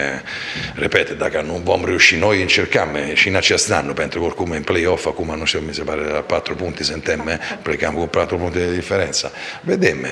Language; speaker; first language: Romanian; non-native, fluent; Italian